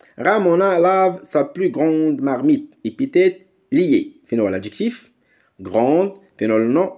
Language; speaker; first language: French; non-native, local second language; Arabic